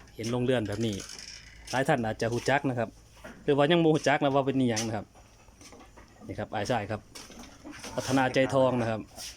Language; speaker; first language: Thai; native; Thai